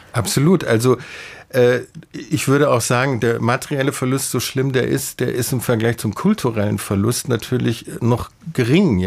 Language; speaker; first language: German; native; German